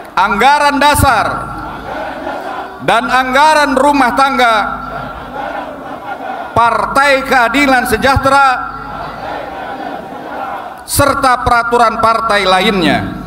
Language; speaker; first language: Indonesian; native; Indonesian